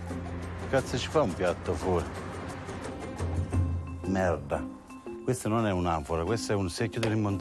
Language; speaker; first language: Italian; native; Italian